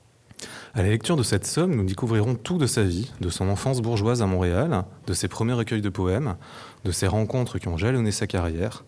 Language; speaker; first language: French; native; French